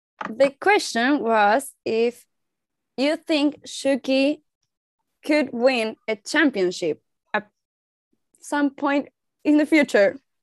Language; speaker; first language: English; non-native, learner; Spanish